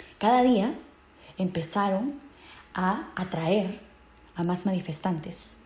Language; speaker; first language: Spanish; native; Spanish